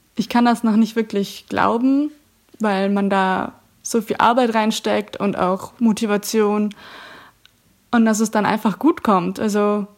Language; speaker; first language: German; native; German